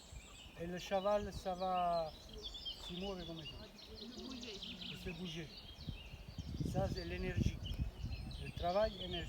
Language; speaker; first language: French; non-native, learner; Italian